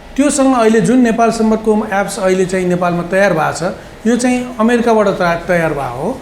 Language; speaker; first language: Nepali; non-native, local second language; Newari